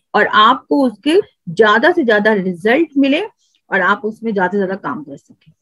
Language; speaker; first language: Hindi; native; Hindi